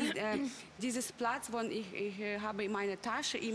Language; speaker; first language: German; non-native, fluent; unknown